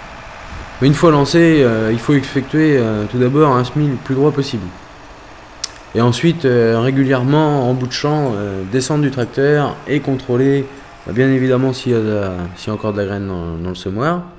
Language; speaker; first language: French; native; French